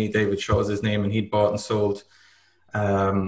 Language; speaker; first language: English; native; English